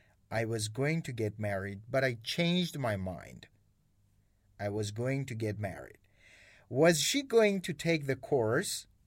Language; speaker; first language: English; non-native, fluent; Persian